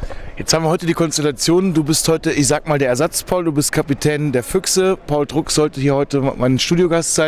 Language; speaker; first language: German; native; German